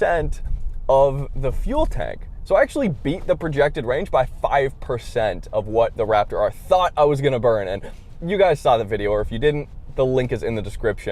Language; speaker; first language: English; native; English